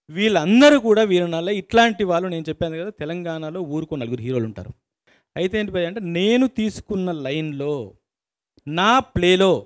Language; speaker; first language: Telugu; native; Telugu